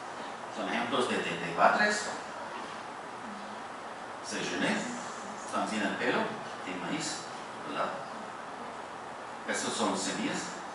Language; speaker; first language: Spanish; non-native, fluent; English